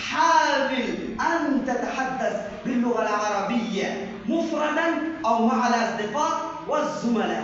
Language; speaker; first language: Arabic; non-native, fluent; Bangla